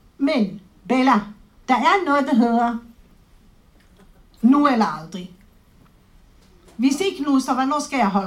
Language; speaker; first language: Danish; non-native, fluent; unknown